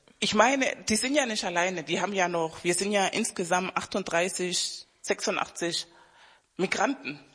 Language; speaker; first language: German; non-native, fluent; Spanish